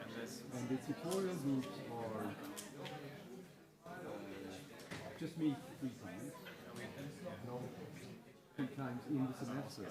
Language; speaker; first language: English; non-native, fluent; Swedish